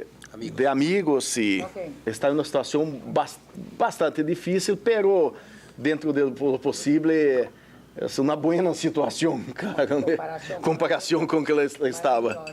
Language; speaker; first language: Spanish; non-native, fluent; Portuguese